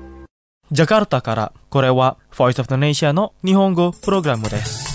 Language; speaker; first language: Japanese; non-native, fluent; Indonesian